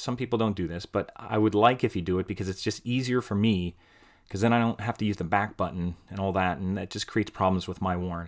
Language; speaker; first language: English; native; English